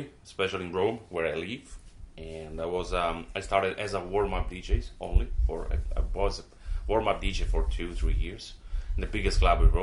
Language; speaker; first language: English; non-native, fluent; Italian